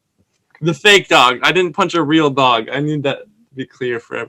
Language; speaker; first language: English; native; English